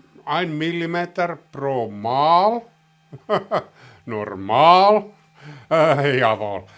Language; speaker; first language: German; non-native, learner; Finnish